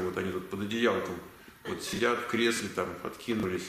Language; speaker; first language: Russian; native; Russian